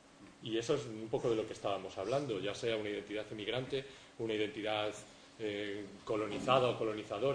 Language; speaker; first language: Spanish; native; Spanish